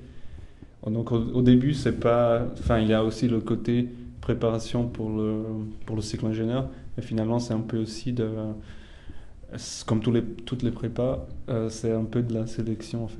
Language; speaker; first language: French; non-native, fluent; Portuguese